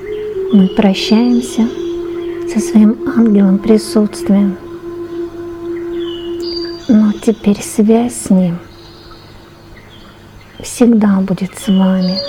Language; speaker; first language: Russian; native; Russian